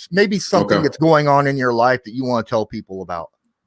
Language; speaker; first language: English; native; English